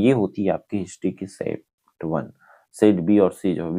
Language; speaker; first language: Hindi; native; Hindi